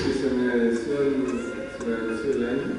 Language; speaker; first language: Spanish; native; Spanish